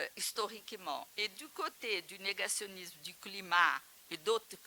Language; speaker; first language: French; non-native, fluent; Portuguese